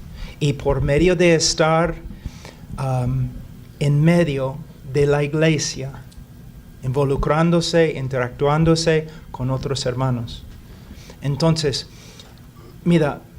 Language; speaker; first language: Spanish; non-native, fluent; English